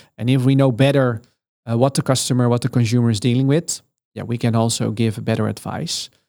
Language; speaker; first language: English; non-native, fluent; Dutch